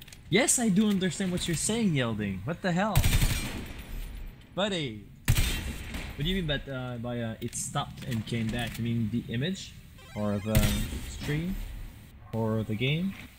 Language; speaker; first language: English; non-native, fluent; French